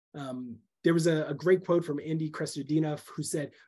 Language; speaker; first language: English; native; English